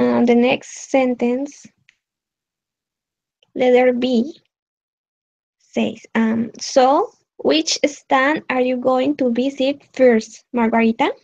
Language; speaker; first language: English; non-native, learner; Spanish